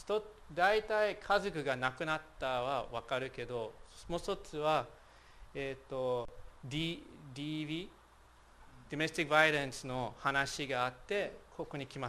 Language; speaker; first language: Japanese; non-native, fluent; English